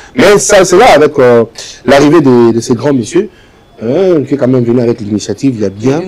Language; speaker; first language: French; non-native, local second language; Lingala